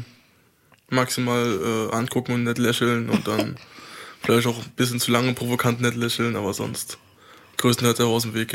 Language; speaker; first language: German; native; German